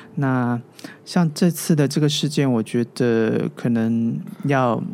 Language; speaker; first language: Chinese; native; Chinese